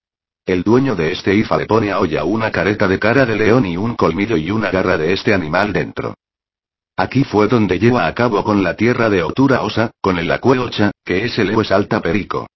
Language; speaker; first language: Spanish; native; Spanish